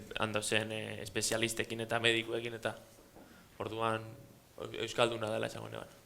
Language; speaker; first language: Basque; native; Basque